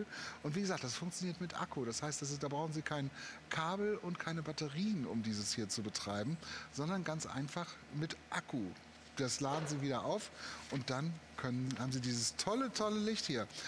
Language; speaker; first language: German; native; German